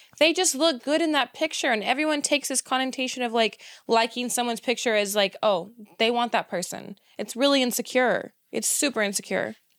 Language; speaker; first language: English; native; English